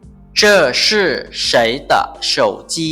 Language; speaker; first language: Chinese; non-native, fluent; Lao